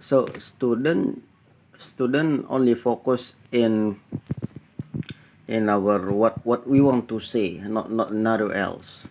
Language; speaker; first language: English; non-native, learner; Indonesian